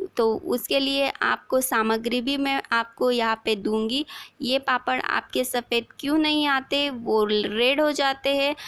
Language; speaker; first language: Hindi; non-native, local second language; Marathi